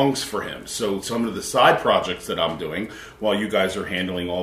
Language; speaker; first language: English; native; English